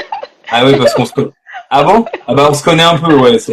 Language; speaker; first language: French; native; French